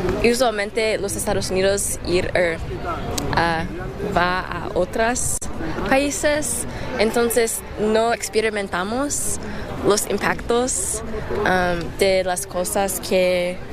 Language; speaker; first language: Spanish; early bilingual, heritage; English